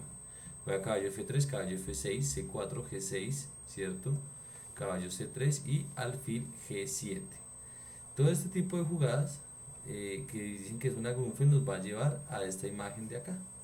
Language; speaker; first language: Spanish; native; Spanish